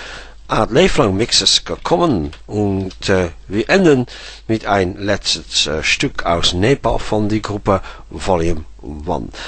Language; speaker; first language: German; non-native, fluent; Dutch